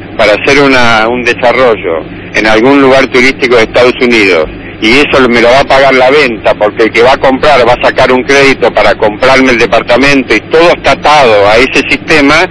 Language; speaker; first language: Spanish; non-native, fluent; English